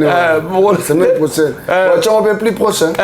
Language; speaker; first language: French; non-native, local second language; Lingala